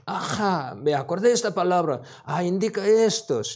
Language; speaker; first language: Spanish; non-native, learner; Korean